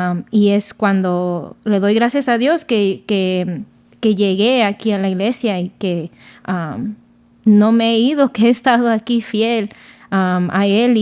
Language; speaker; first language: Spanish; early bilingual, other home language; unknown